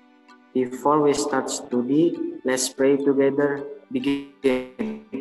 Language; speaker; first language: English; non-native, learner; Indonesian